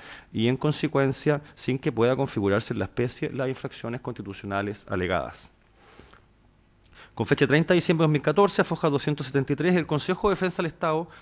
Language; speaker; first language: Spanish; native; Spanish